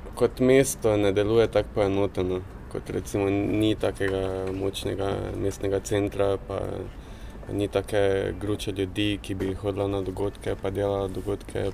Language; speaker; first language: Slovenian; native; Slovenian